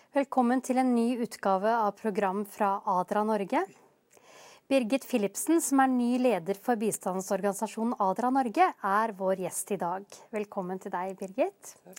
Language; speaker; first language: Norwegian; native; Norwegian